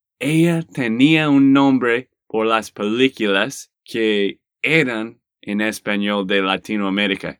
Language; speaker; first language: Spanish; non-native, learner; English